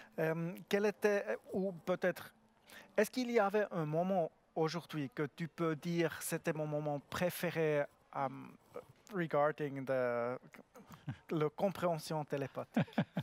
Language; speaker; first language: French; non-native, learner; German